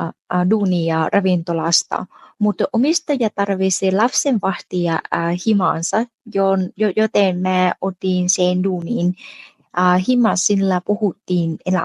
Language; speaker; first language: Finnish; non-native, fluent; Vietnamese